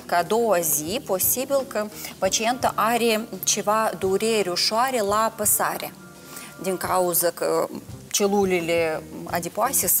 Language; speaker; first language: Romanian; non-native, local second language; Russian